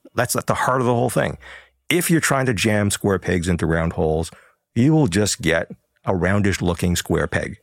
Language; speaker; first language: English; early bilingual, other home language; Chinese